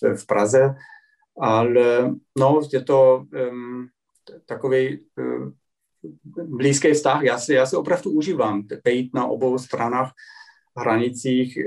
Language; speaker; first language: Czech; non-native, fluent; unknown